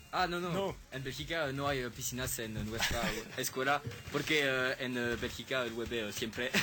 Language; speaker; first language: Spanish; non-native, learner; French